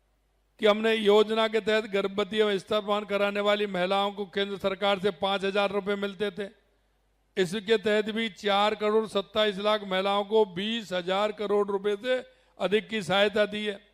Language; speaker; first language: Hindi; native; Hindi